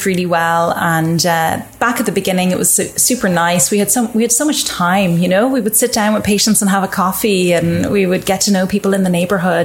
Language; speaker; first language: English; native; English